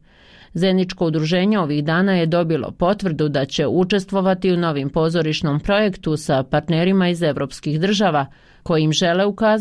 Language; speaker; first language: Croatian; native; Croatian